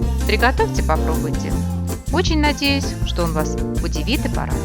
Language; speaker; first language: Russian; native; Russian